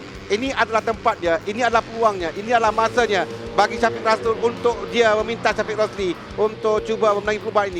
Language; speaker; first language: Malay; native; Malay